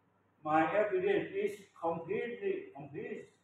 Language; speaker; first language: English; non-native, learner; Thai